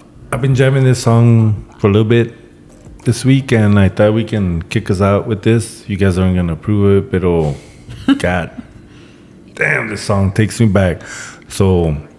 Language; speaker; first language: English; early bilingual, other home language; Spanish